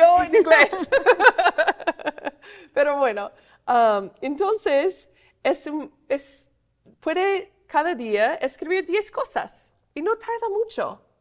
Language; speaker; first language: Spanish; non-native, fluent; English